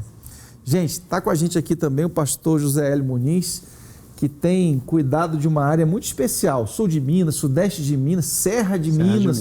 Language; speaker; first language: Portuguese; native; Portuguese